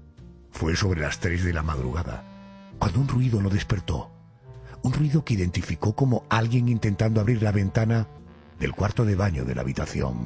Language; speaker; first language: Spanish; native; Spanish